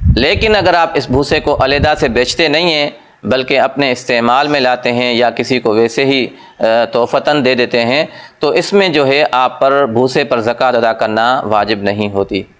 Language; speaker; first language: Urdu; non-native, local second language; Sindhi